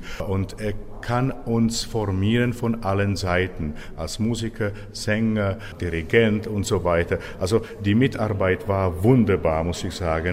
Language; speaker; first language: German; non-native, fluent; Czech